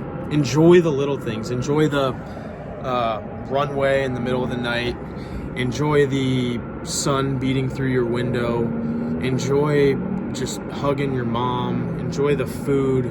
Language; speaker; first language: English; native; English